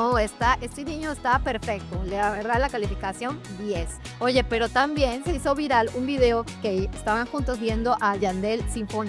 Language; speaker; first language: Spanish; native; Spanish